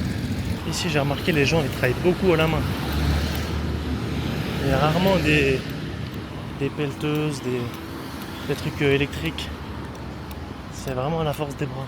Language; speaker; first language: French; native; French